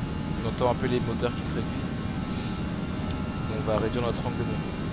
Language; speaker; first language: French; native; French